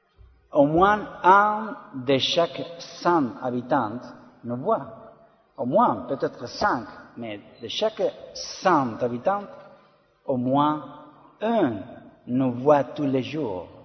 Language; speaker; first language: French; non-native, learner; Spanish